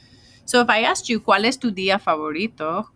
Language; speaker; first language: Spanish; non-native, fluent; English